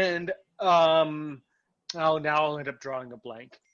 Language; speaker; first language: English; native; English